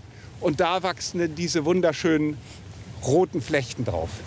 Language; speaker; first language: German; native; German